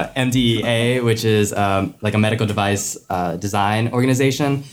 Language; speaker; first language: English; native; English